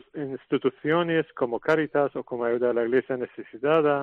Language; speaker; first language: Spanish; non-native, learner; Arabic